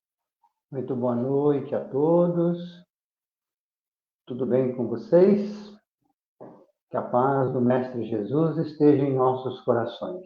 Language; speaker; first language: Portuguese; native; Portuguese